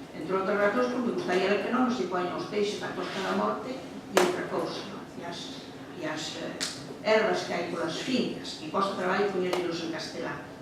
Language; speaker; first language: Galician; native; Galician